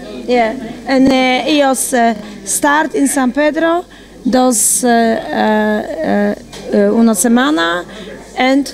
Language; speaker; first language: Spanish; non-native, learner; Polish